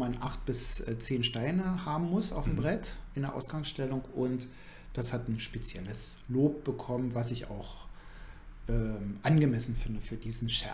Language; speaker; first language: German; native; German